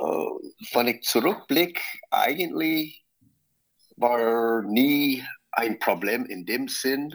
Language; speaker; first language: German; non-native, fluent; English